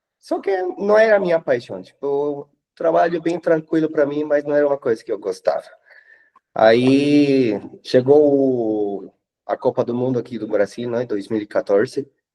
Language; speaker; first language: Portuguese; non-native, fluent; Spanish